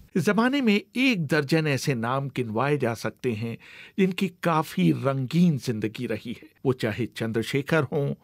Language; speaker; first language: Hindi; native; Hindi